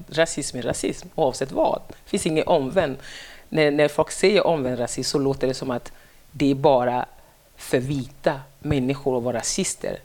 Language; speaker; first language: Swedish; non-native, fluent; French